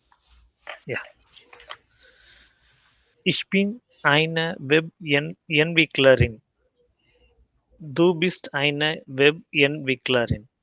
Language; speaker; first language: German; non-native, learner; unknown